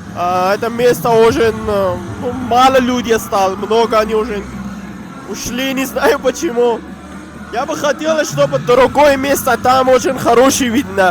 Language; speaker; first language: Russian; non-native, learner; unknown